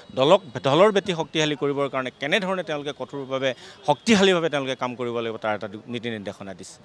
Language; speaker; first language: Assamese; native; Assamese